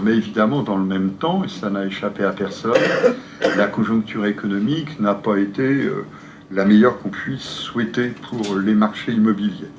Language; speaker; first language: French; native; French